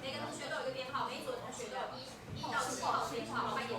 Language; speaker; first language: Chinese; native; Chinese